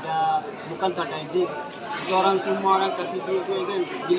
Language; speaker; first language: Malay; non-native, learner; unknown